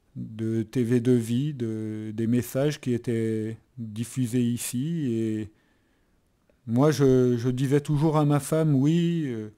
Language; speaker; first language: French; native; French